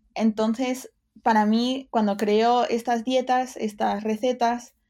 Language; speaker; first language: Spanish; early bilingual, other home language; English